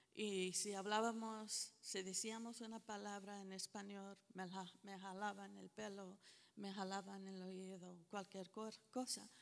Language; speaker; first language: Spanish; early bilingual, heritage; Spanish